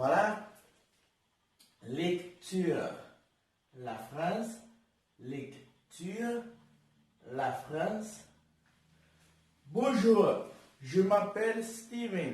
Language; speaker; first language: French; non-native, learner; Portuguese